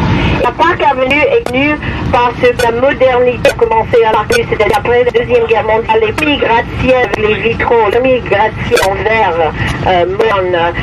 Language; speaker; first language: French; non-native, fluent; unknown